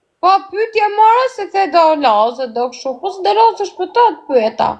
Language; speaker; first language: Albanian; native; Albanian